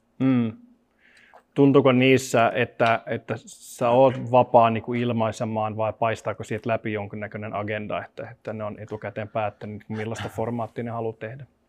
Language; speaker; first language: Finnish; non-native, local second language; Swedish